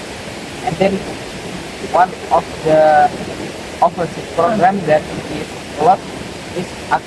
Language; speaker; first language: English; non-native, learner; Indonesian